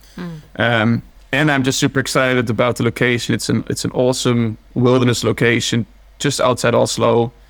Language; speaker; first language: English; early bilingual, other home language; Dutch